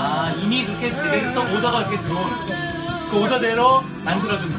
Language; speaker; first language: Korean; native; Korean